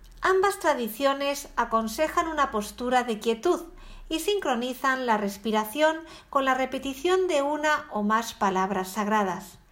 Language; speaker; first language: Spanish; native; Spanish